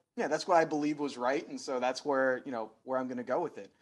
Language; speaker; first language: English; native; English